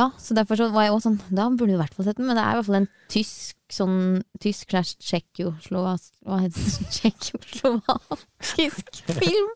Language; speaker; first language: Norwegian; native; Norwegian